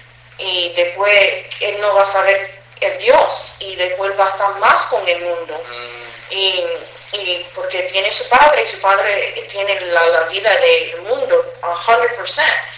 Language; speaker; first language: Spanish; early bilingual, heritage; English